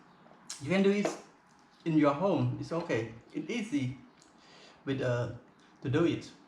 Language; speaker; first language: English; non-native, local second language; Khmer